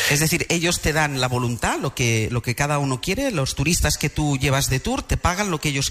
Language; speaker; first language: Spanish; native; Spanish